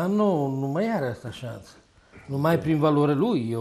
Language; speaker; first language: Romanian; non-native, learner; Italian